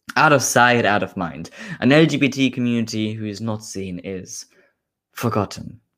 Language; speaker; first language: English; non-native, fluent; German